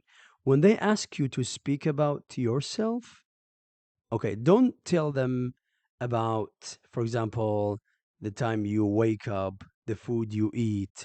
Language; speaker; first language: English; non-native, fluent; Arabic